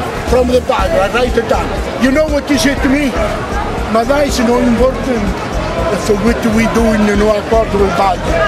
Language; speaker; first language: English; non-native, learner; Italian